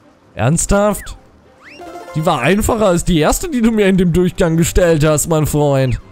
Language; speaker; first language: German; native; German